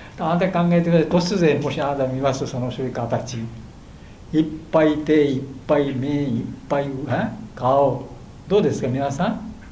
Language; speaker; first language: Japanese; non-native, learner; Bangla